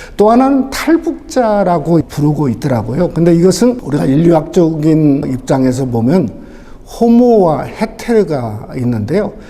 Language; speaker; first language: Korean; native; Korean